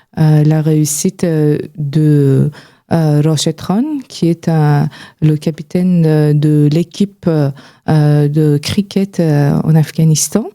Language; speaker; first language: French; non-native, fluent; Persian